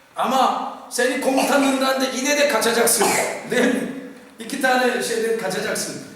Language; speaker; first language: Turkish; non-native, fluent; Korean